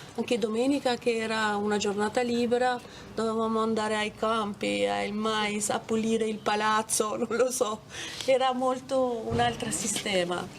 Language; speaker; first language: Italian; non-native, fluent; Albanian